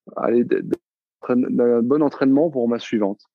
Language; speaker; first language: French; native; French